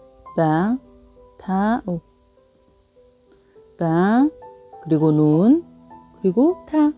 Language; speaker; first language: Korean; non-native, fluent; Arabic